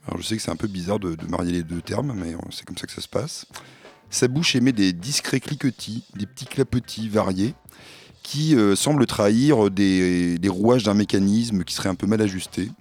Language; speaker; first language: French; native; French